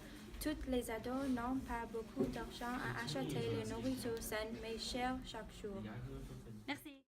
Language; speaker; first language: French; non-native, learner; English